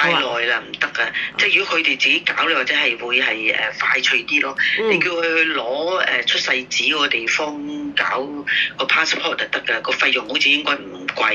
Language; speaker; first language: Cantonese; native; Cantonese